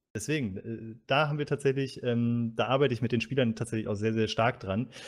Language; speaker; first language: German; native; German